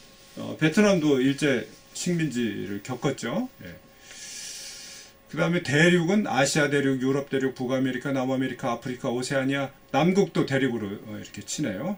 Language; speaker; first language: Korean; native; Korean